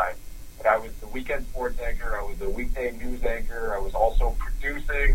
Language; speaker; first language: English; native; English